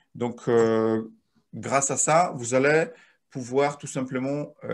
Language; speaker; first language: French; non-native, fluent; Polish